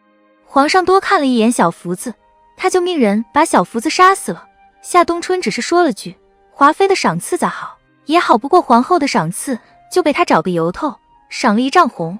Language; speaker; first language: Chinese; native; Chinese